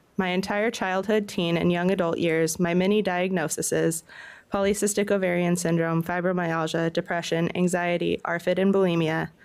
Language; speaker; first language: English; native; English